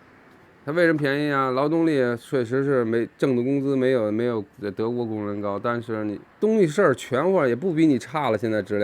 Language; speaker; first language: Chinese; native; Chinese